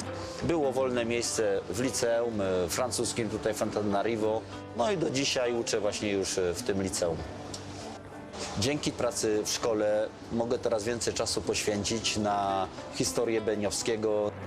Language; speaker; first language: Polish; native; Polish